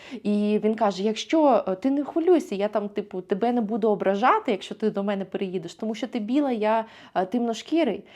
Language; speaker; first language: Ukrainian; native; Ukrainian